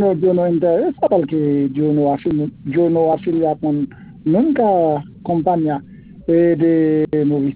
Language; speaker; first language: Spanish; non-native, learner; Haitian Creole